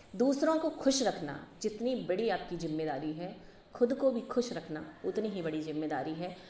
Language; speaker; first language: Hindi; native; Hindi